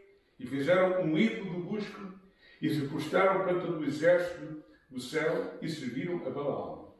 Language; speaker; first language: Portuguese; native; Portuguese